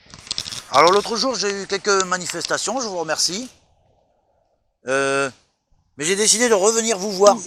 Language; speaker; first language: French; native; French